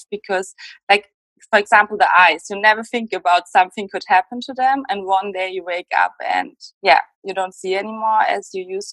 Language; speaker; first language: English; non-native, fluent; German